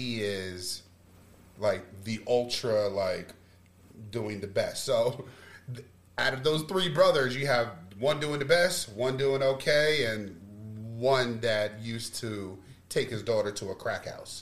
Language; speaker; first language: English; native; English